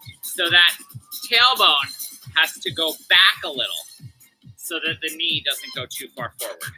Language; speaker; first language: English; native; English